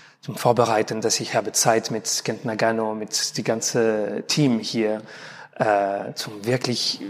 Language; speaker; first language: German; non-native, learner; French